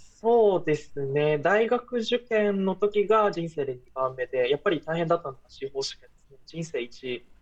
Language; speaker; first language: Japanese; early bilingual, other home language; Portuguese